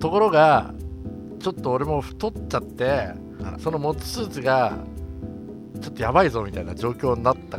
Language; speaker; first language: Japanese; native; Japanese